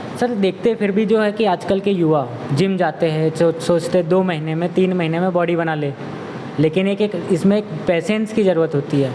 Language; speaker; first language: Hindi; native; Hindi